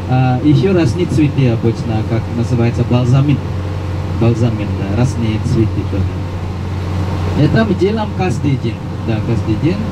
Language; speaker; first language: Russian; non-native, fluent; Balinese